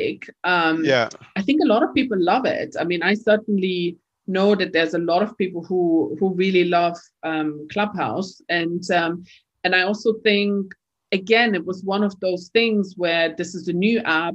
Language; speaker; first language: English; non-native, fluent; German